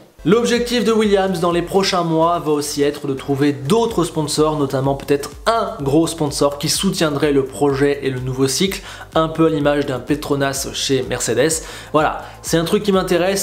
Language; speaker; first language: French; native; French